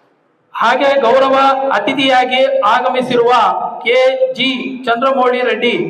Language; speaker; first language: Kannada; native; Kannada